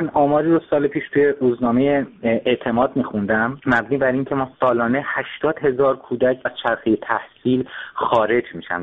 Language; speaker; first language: Persian; native; Persian